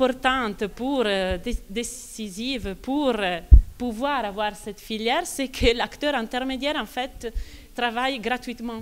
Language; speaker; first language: French; non-native, fluent; Italian